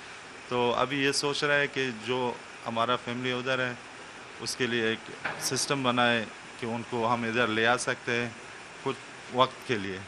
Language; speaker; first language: Hindi; non-native, fluent; Persian